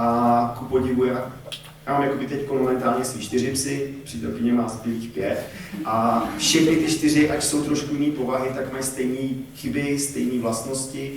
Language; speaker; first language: Czech; native; Czech